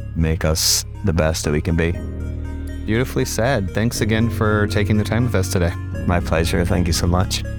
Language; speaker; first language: English; native; English